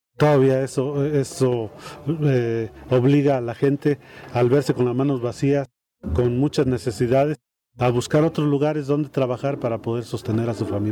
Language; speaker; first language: Spanish; native; Spanish